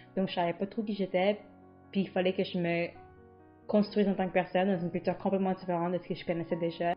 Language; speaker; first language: French; early bilingual, other home language; Spanish